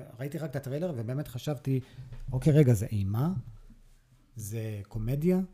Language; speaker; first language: Hebrew; early bilingual, other home language; English